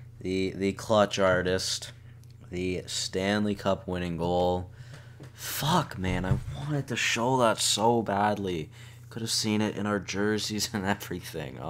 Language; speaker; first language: English; native; English